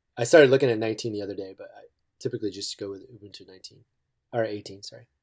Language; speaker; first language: English; native; English